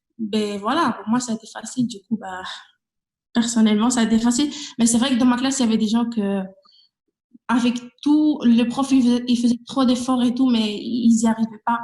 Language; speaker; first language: French; non-native, fluent; Spanish